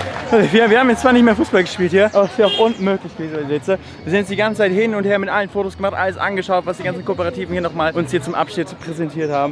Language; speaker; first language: German; native; German